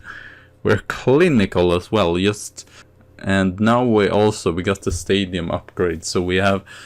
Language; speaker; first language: English; non-native, fluent; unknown